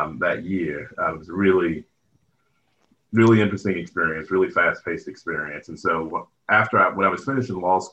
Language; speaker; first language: English; native; English